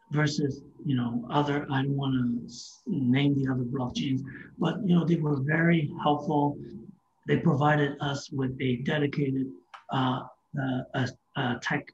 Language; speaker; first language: English; native; English